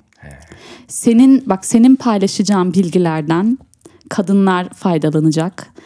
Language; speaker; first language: Turkish; early bilingual, heritage; Turkish